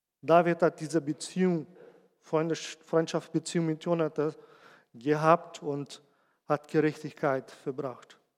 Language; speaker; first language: German; non-native, fluent; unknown